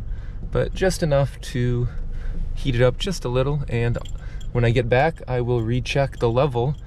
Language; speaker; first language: English; native; English